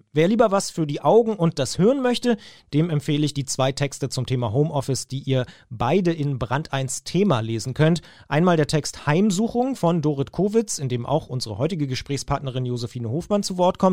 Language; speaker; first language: German; native; German